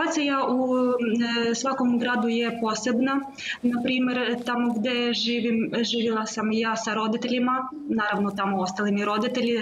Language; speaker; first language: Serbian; non-native, learner; Ukrainian